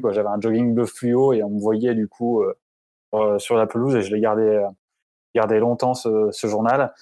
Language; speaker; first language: French; native; French